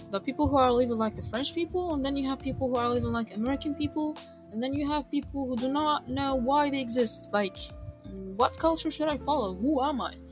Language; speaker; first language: English; non-native, fluent; Arabic